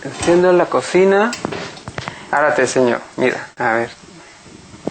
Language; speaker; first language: Spanish; non-native, learner; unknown